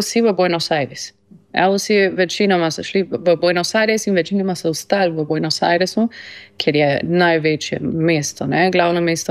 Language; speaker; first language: Slovenian; non-native, fluent; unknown